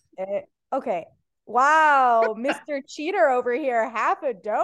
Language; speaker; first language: English; early bilingual, other home language; Persian